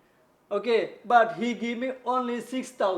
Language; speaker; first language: English; non-native, learner; Bangla